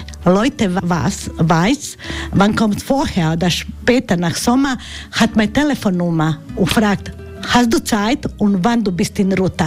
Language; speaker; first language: German; non-native, learner; Croatian